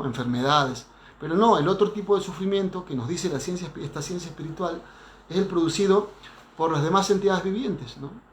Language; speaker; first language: Spanish; native; Spanish